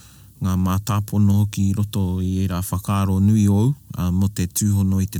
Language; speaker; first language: English; native; English